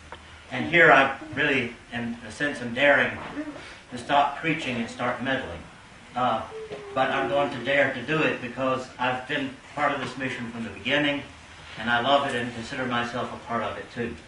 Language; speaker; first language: English; native; English